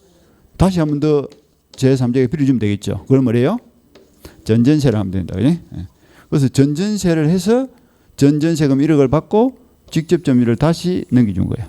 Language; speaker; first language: Korean; native; Korean